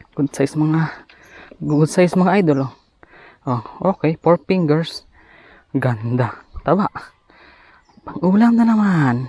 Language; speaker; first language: Filipino; non-native, local second language; Bikol